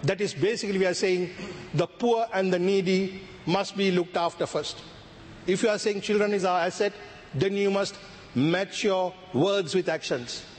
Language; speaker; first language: English; non-native, local second language; Sinhala